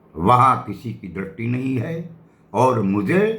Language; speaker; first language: Hindi; non-native, local second language; Gujarati